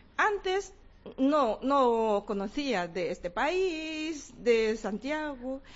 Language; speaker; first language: Spanish; non-native, learner; Korean